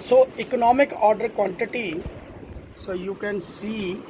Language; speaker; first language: English; non-native, local second language; Punjabi